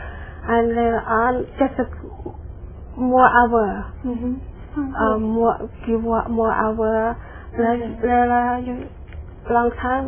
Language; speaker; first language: English; non-native, learner; Khmer